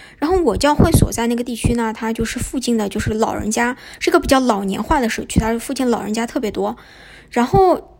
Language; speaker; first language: Chinese; native; Chinese